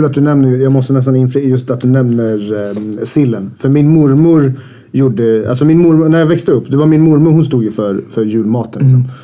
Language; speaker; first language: Swedish; native; Swedish